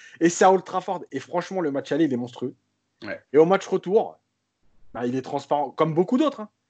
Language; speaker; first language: French; native; French